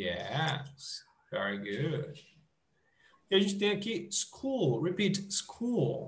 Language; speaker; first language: English; non-native, fluent; Portuguese